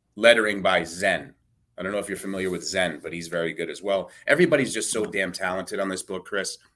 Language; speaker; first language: English; native; English